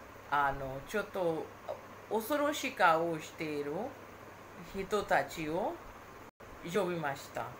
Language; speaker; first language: Japanese; non-native, fluent; Hindi